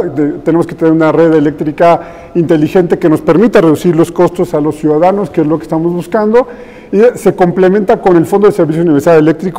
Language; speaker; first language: Spanish; native; Spanish